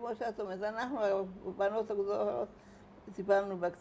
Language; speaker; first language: Hebrew; non-native, fluent; Hungarian